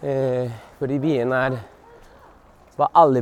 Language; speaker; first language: Norwegian; non-native, fluent; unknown